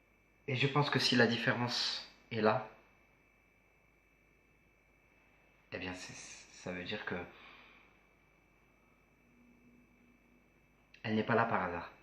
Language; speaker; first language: French; native; French